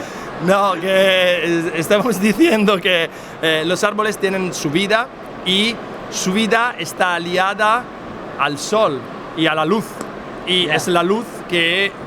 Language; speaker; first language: Spanish; non-native, fluent; Italian